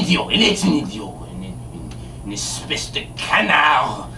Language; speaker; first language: French; non-native, learner; English